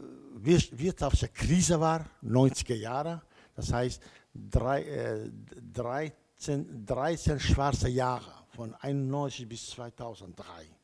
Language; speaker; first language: German; non-native, learner; Kurdish